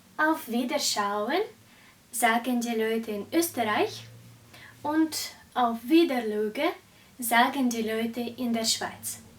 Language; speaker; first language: German; non-native, fluent; Russian